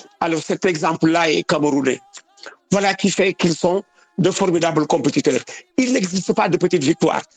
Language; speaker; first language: French; non-native, local second language; Wolof